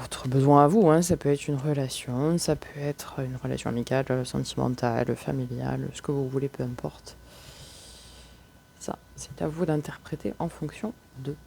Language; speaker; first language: French; native; French